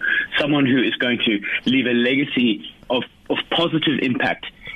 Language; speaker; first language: English; native; English